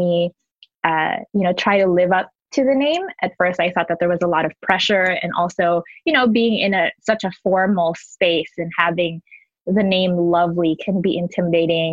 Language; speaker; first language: English; non-native, local second language; Filipino